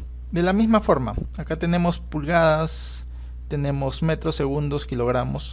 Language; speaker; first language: Spanish; native; Spanish